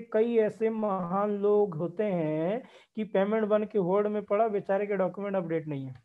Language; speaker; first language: Hindi; native; Hindi